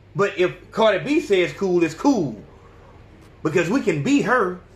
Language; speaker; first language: English; native; English